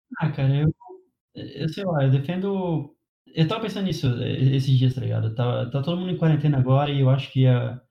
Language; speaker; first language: Portuguese; native; Portuguese